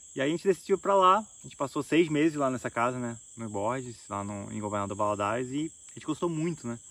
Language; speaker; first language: Portuguese; native; Portuguese